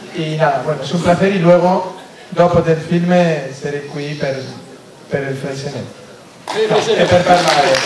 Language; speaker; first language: Italian; non-native, learner; Spanish